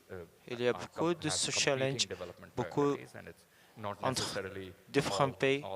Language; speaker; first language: French; non-native, learner; Arabic